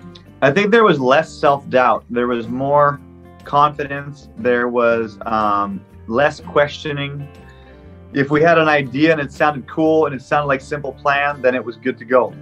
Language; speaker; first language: English; non-native, local second language; French